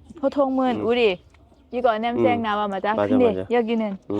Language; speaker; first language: Korean; non-native, learner; Thai